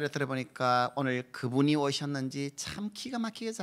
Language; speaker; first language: Korean; native; Korean